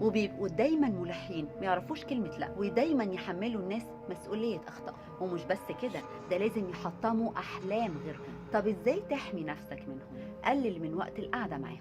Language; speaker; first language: Arabic; native; Arabic